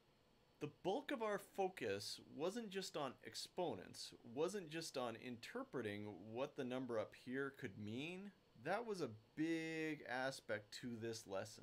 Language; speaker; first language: English; native; English